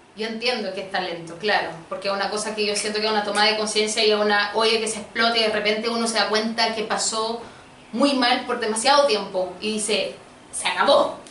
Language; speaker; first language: Spanish; early bilingual, other home language; Portuguese